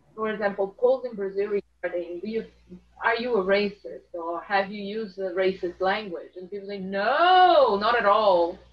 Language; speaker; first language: English; non-native, fluent; Portuguese